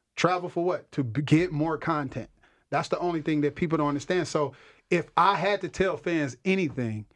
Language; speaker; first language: English; native; English